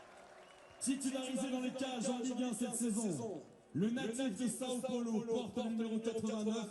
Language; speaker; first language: French; native; French